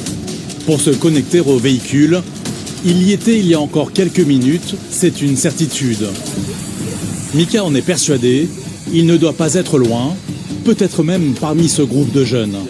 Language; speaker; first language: French; native; French